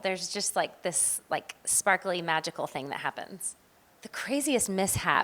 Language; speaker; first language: English; native; English